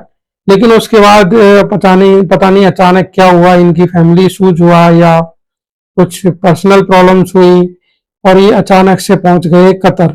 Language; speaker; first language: Hindi; native; Hindi